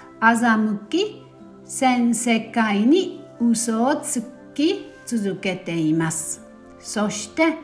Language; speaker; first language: Japanese; non-native, fluent; German